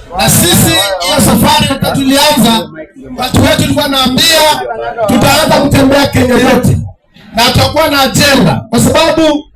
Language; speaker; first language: Swahili; non-native, local second language; Luyia